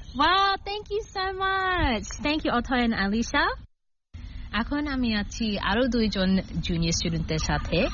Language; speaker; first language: Bangla; early bilingual, heritage; Bangla